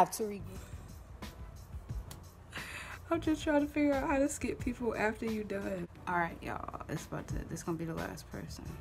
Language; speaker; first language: English; native; English